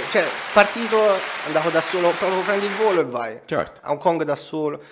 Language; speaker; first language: Italian; native; Italian